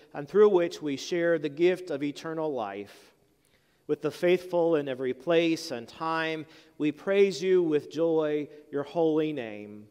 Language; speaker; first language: English; native; English